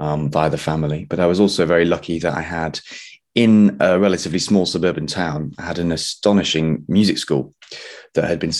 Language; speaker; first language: English; native; English